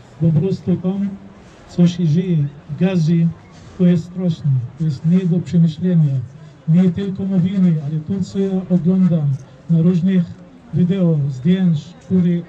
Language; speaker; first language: Polish; non-native, fluent; Arabic